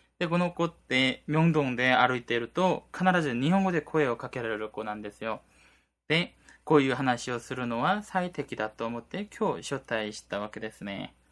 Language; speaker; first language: Japanese; non-native, fluent; Korean